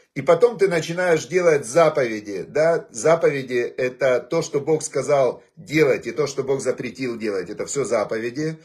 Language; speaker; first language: Russian; native; Russian